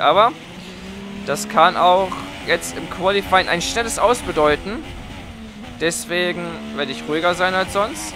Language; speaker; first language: German; native; German